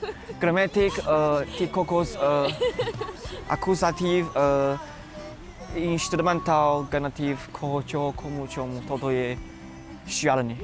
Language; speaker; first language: Slovak; non-native, learner; Chinese